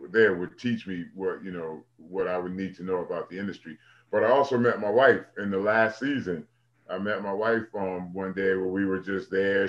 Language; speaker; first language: English; native; English